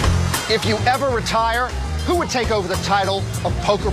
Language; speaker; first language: English; native; English